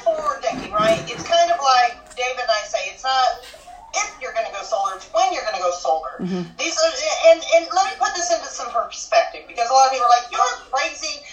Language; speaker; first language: English; native; English